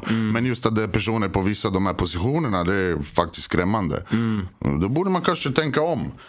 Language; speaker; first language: Swedish; early bilingual, other home language; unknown